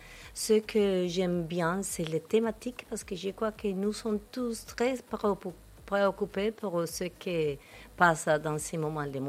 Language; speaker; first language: French; non-native, fluent; Spanish